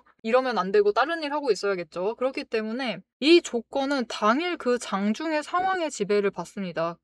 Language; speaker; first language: Korean; native; Korean